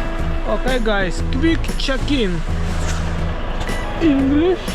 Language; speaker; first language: English; non-native, learner; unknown